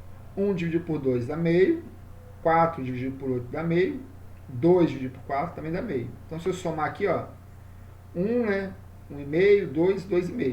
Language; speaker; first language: Portuguese; native; Portuguese